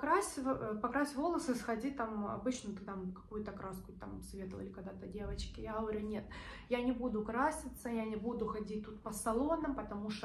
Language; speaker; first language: Russian; native; Russian